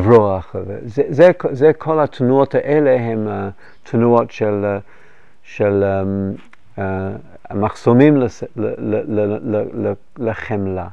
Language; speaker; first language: Hebrew; non-native, fluent; English